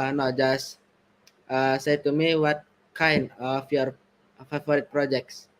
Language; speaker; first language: English; non-native, learner; Indonesian